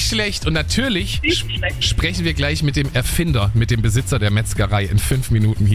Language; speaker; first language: German; native; German